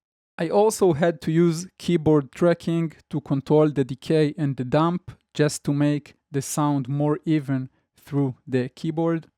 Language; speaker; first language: English; non-native, fluent; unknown